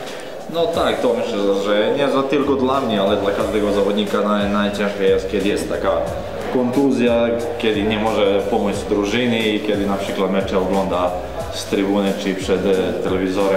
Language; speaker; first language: Polish; non-native, fluent; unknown